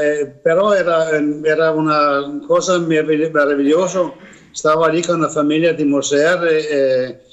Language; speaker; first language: Italian; non-native, learner; Danish